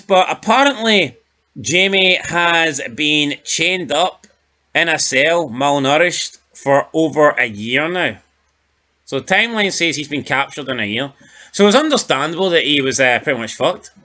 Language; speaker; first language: English; native; English